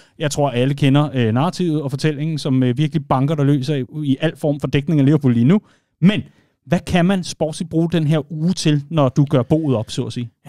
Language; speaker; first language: Danish; native; Danish